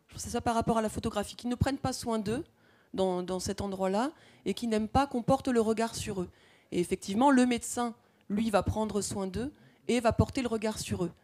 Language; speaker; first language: French; native; French